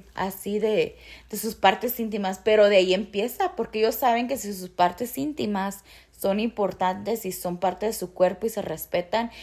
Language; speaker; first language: Spanish; early bilingual, heritage; Spanish